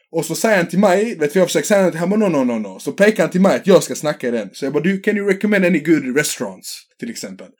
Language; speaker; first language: Swedish; early bilingual, other home language; Serbian